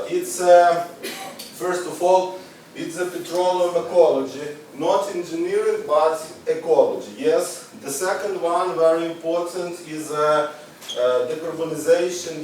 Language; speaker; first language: English; non-native, learner; Ukrainian